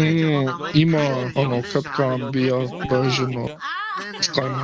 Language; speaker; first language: Japanese; non-native, learner; English